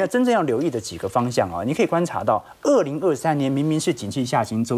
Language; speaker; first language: Chinese; native; Chinese